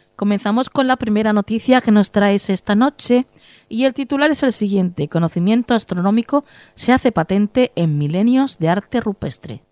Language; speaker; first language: Spanish; native; Spanish